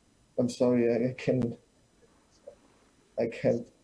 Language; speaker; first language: English; non-native, learner; Vietnamese